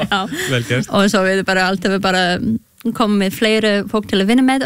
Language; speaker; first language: Icelandic; non-native, learner; English